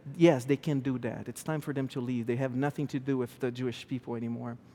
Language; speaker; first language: English; non-native, fluent; Portuguese